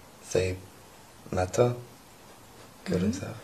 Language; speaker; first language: Spanish; non-native, learner; English